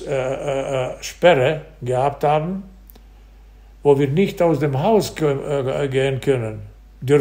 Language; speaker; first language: German; non-native, fluent; Serbian